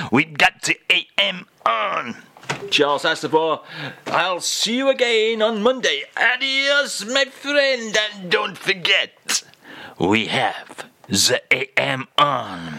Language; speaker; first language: English; native; English